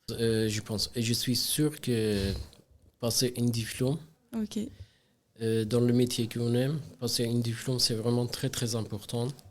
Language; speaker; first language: French; non-native, learner; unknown